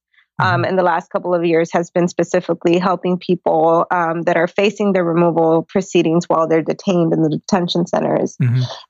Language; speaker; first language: English; native; English